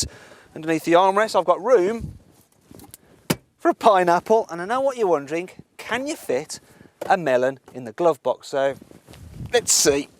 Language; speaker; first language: English; native; English